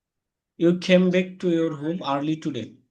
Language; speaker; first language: English; non-native, learner; Bangla